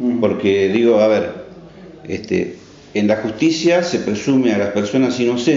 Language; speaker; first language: Spanish; native; Spanish